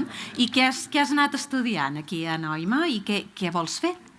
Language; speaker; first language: Catalan; native; Catalan